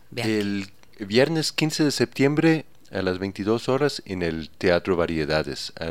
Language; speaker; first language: Spanish; non-native, fluent; Danish